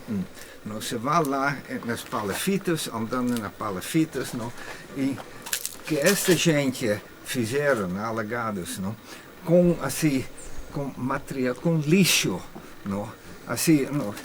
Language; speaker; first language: Portuguese; non-native, fluent; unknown